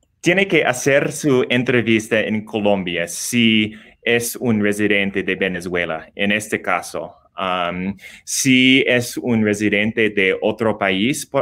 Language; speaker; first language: Spanish; non-native, learner; English